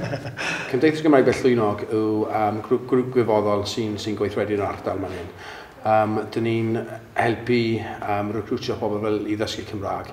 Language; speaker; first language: Welsh; non-native, local second language; English